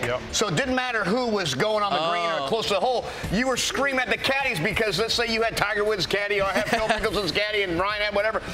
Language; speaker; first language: English; native; English